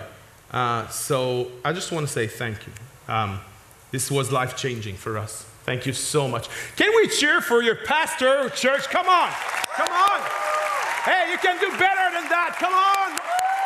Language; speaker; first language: English; non-native, fluent; French